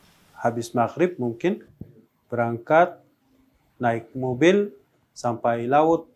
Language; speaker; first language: Indonesian; non-native, learner; Persian